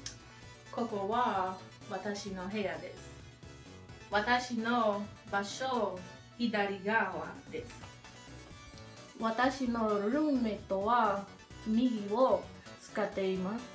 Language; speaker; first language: Japanese; non-native, learner; English